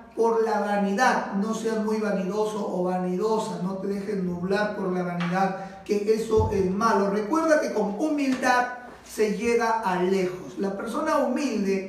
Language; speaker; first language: Spanish; native; Spanish